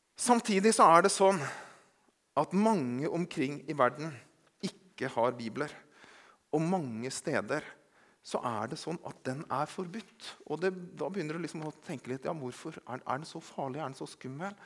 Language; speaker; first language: Norwegian; native; Norwegian